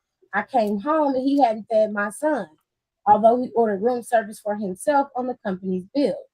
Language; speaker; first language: English; native; English